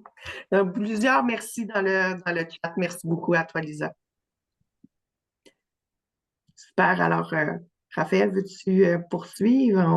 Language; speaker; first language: French; native; French